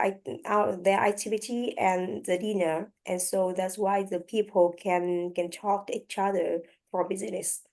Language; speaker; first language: English; non-native, learner; French